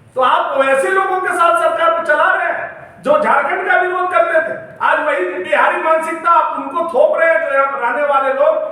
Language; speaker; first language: Hindi; native; Hindi